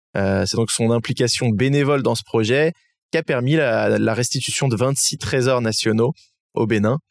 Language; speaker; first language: French; native; French